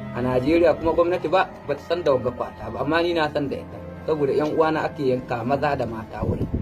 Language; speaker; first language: Hausa; non-native, local second language; Fula